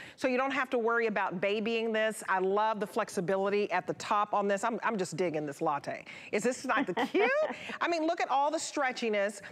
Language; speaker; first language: English; native; English